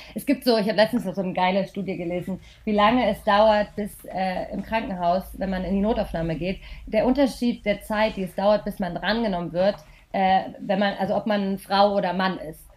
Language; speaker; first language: German; native; German